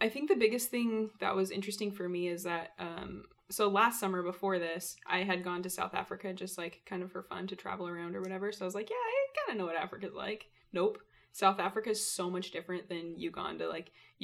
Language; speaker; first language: English; native; English